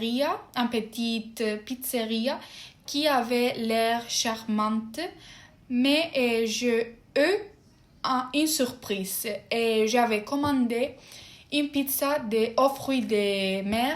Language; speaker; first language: French; non-native, fluent; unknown